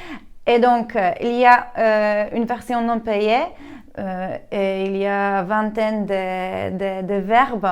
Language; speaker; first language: French; non-native, fluent; Polish